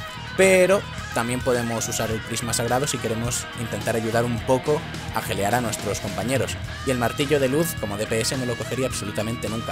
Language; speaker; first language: Spanish; native; Spanish